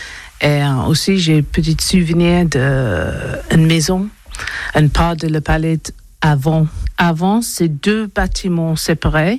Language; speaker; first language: French; non-native, learner; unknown